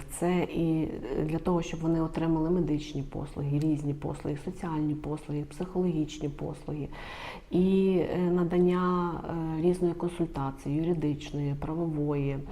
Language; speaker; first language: Ukrainian; native; Ukrainian